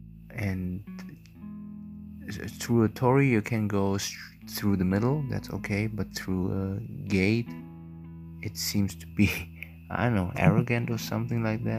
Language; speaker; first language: English; non-native, fluent; German